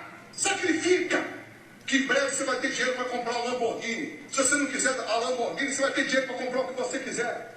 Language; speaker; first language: Portuguese; native; Portuguese